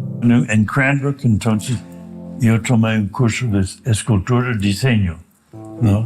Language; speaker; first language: Spanish; non-native, fluent; English